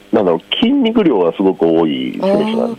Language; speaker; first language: Japanese; native; Japanese